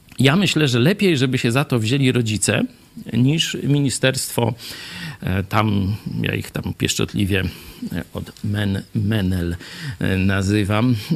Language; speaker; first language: Polish; native; Polish